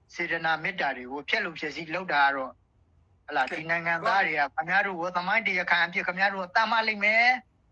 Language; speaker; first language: Burmese; native; Burmese